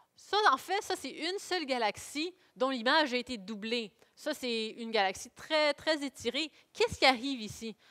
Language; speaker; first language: French; native; French